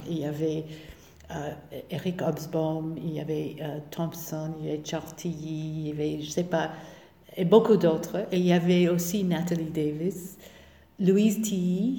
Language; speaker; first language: French; non-native, fluent; English